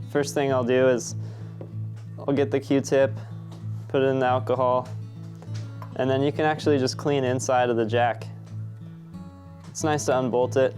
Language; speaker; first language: English; native; English